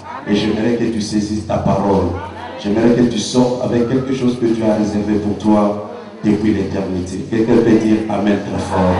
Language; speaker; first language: French; non-native, local second language; Lingala